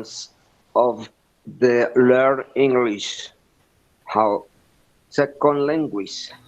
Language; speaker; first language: English; non-native, learner; Spanish